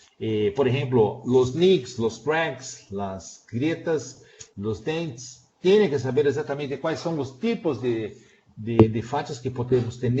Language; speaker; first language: Spanish; non-native, fluent; Portuguese